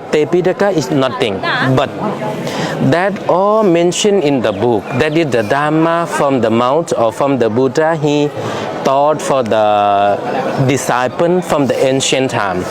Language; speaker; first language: English; non-native, fluent; Lao